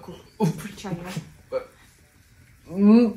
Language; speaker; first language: Indonesian; native; Indonesian